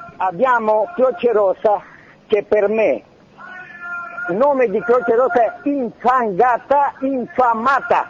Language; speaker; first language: Italian; non-native, learner; Croatian